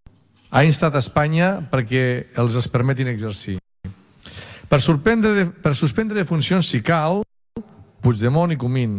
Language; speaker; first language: Catalan; native; Catalan